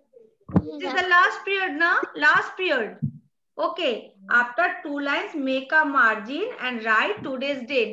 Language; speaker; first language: English; non-native, learner; Bangla